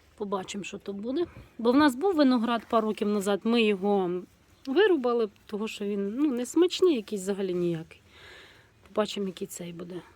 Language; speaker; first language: Ukrainian; non-native, local second language; Russian